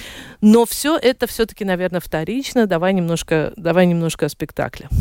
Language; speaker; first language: Russian; native; Russian